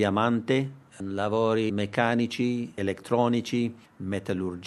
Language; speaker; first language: Italian; non-native, learner; Armenian